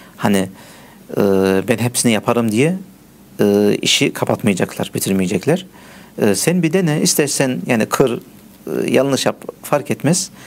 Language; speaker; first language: Turkish; early bilingual, heritage; Turkish